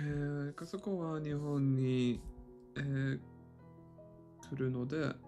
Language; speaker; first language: Japanese; non-native, learner; English